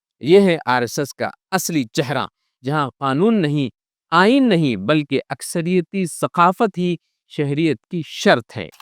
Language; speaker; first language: Urdu; native; Urdu